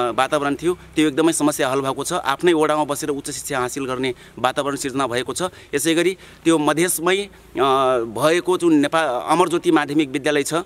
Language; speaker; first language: Nepali; non-native, local second language; Dangaura Tharu